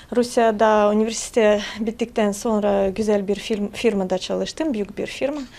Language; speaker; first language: Turkish; non-native, fluent; Russian